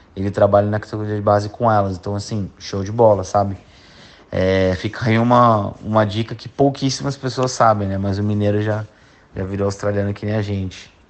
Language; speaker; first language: Portuguese; native; Portuguese